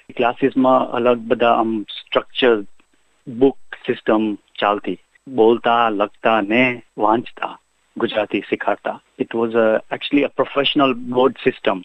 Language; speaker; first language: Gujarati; early bilingual, heritage; Gujarati